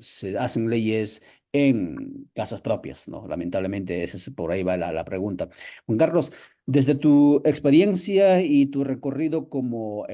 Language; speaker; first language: Spanish; native; Spanish